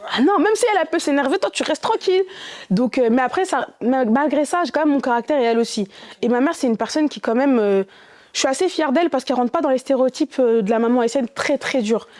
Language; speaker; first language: French; early bilingual, other home language; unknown